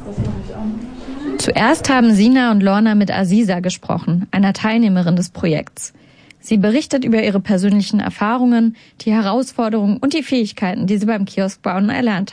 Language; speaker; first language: German; native; German